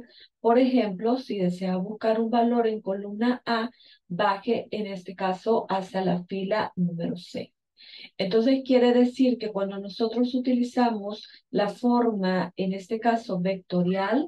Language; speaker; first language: Spanish; native; Spanish